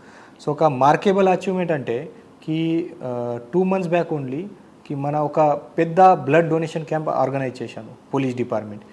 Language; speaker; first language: Telugu; non-native, learner; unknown